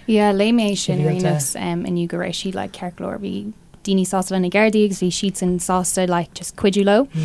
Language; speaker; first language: Irish; non-native, local second language; English